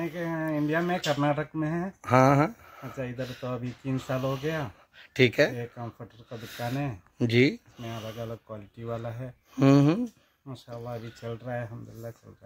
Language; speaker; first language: Hindi; non-native, local second language; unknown